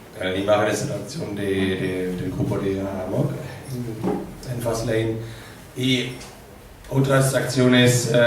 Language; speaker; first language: Spanish; non-native, fluent; German